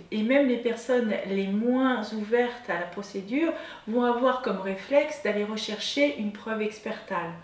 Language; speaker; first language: French; native; French